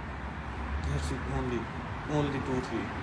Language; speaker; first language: English; non-native, learner; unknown